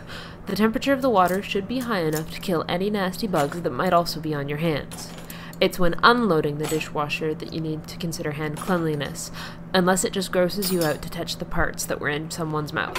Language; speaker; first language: English; native; English